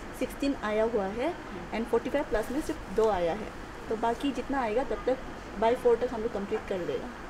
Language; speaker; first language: Hindi; non-native, local second language; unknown